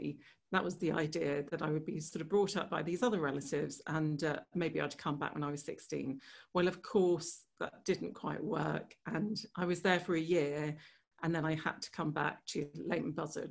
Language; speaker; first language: English; native; English